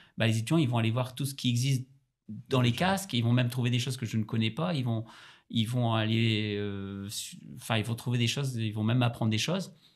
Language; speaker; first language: French; native; French